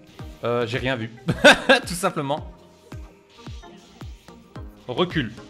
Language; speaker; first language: French; native; French